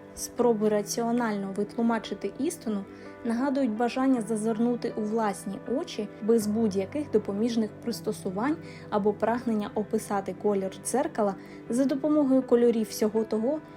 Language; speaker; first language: Ukrainian; non-native, local second language; Russian